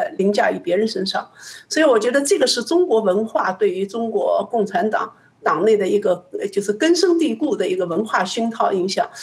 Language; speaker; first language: Chinese; native; Chinese